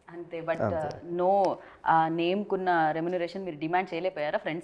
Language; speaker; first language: Telugu; native; Telugu